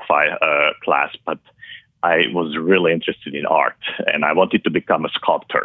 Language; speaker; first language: English; non-native, fluent; Hungarian